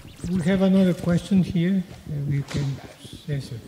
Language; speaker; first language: English; non-native, fluent; Portuguese